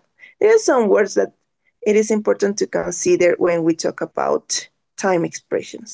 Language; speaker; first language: English; non-native, learner; Spanish